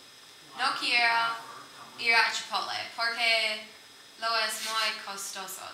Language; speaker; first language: Spanish; non-native, learner; English